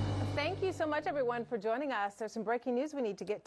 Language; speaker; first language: English; native; English